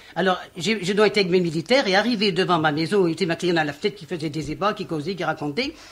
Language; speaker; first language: French; native; French